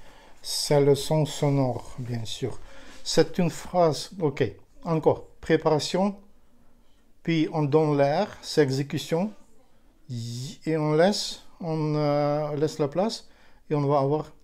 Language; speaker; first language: French; non-native, learner; Ukrainian